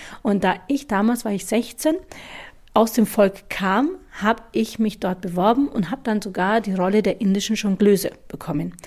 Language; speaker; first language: German; native; German